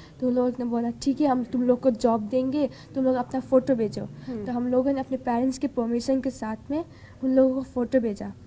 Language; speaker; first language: Hindi; non-native, local second language; Nepali